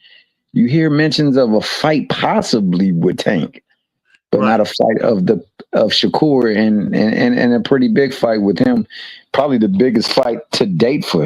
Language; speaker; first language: English; native; English